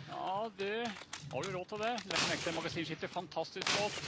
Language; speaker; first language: Norwegian; native; Norwegian